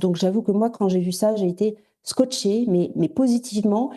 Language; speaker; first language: French; native; French